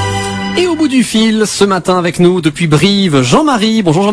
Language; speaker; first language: French; native; French